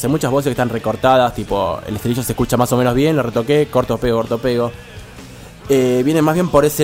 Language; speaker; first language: Spanish; native; Spanish